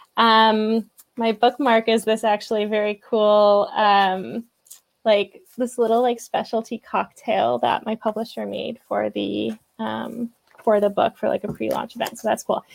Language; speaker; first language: English; native; English